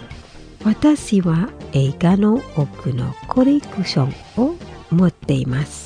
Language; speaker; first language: Japanese; non-native, fluent; Indonesian